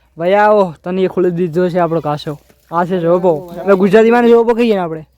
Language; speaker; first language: Gujarati; non-native, local second language; Hindi